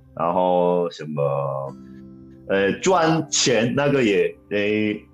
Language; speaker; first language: Chinese; non-native, fluent; Korean